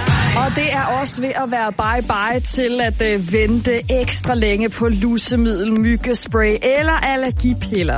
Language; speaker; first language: Danish; native; Danish